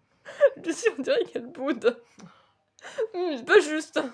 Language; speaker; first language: French; native; French